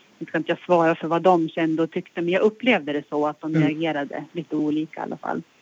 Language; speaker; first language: Swedish; native; Swedish